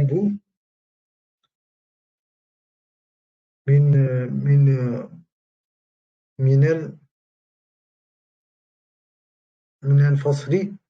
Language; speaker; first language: Arabic; non-native, learner; French